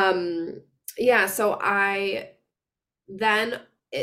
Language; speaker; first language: English; native; English